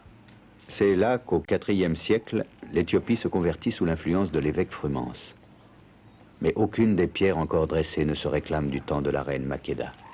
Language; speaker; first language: French; native; French